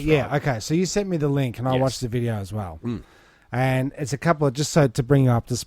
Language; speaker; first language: English; native; English